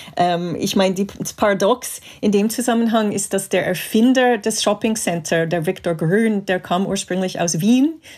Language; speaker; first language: German; non-native, fluent; English